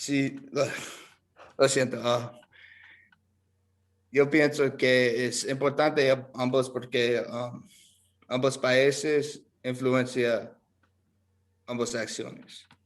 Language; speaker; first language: Spanish; non-native, learner; English